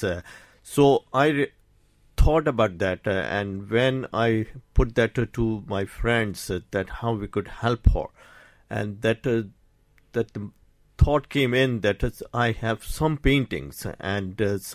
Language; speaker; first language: English; non-native, local second language; Urdu